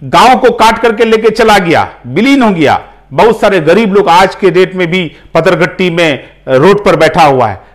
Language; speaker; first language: Hindi; native; Hindi